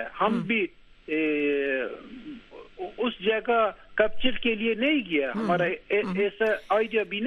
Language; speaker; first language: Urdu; non-native, learner; Turkish